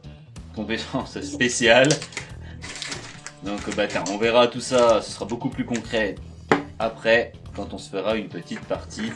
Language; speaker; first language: French; native; French